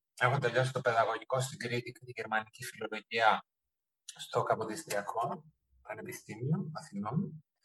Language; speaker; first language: Greek; early bilingual, heritage; Greek